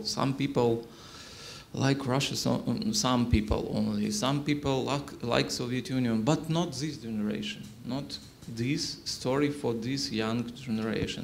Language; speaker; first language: English; non-native, learner; Ukrainian